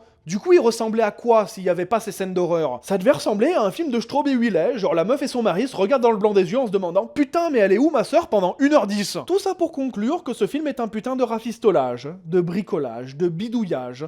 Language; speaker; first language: French; native; French